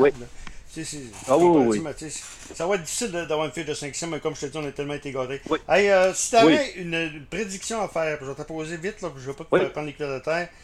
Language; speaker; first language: French; native; French